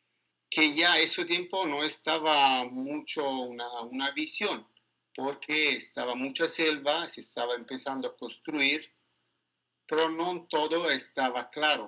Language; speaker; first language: Spanish; non-native, learner; Italian